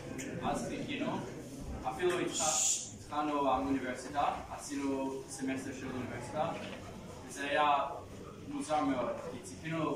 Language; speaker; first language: Hebrew; non-native, fluent; English